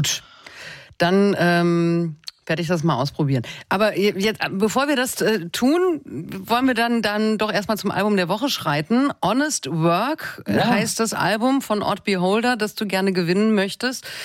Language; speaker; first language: German; native; German